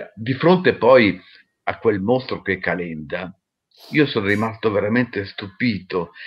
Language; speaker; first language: Italian; native; Italian